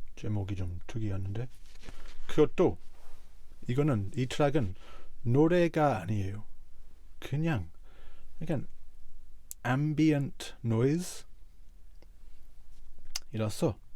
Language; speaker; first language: Korean; non-native, fluent; English